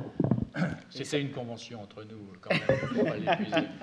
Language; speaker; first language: French; native; French